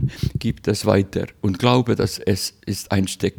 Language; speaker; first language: German; non-native, learner; Estonian